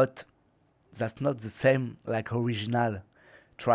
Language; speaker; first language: English; non-native, learner; French